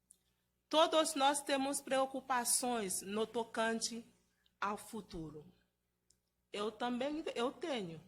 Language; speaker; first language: Portuguese; non-native, fluent; Haitian Creole